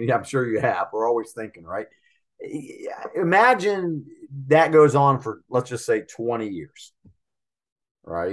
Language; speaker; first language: English; native; English